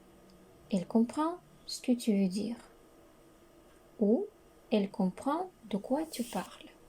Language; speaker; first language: French; non-native, fluent; Russian